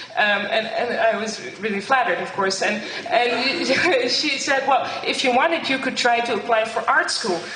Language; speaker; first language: English; non-native, fluent; Dutch